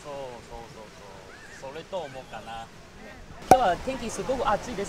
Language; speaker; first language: Japanese; non-native, learner; Malay